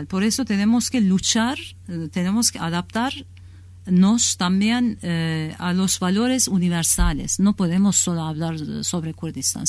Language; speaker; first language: Spanish; non-native, learner; Kurdish